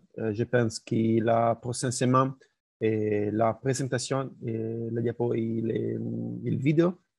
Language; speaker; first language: French; non-native, learner; Spanish